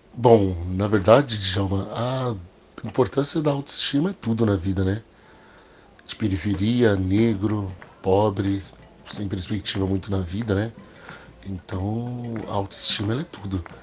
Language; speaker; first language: Portuguese; early bilingual, other home language; English